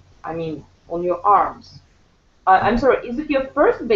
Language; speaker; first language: English; non-native, fluent; Russian